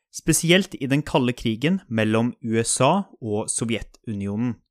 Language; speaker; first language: Norwegian; native; Norwegian